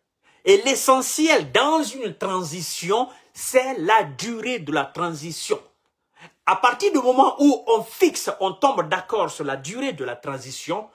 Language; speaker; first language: French; non-native, local second language; Mandingo